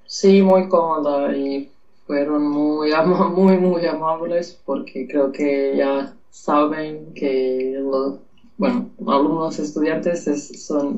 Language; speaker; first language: Spanish; non-native, fluent; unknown